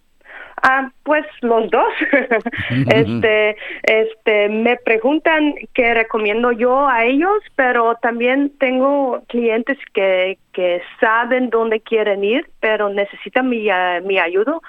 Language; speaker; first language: Spanish; non-native, fluent; Dutch